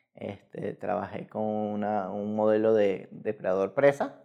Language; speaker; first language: Spanish; native; Spanish